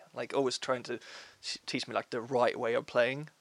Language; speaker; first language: English; non-native, fluent; Swedish